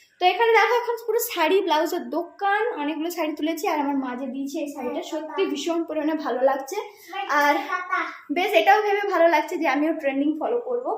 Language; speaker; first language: Bangla; native; Bangla